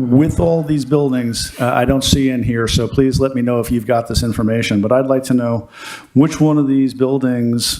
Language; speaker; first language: English; native; English